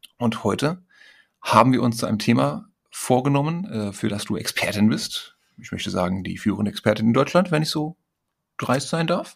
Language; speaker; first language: German; native; German